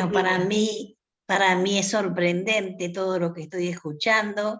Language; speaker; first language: Spanish; native; Spanish